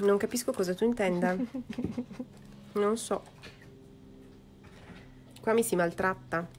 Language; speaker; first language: Italian; native; Italian